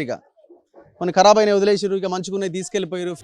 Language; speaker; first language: Telugu; native; Telugu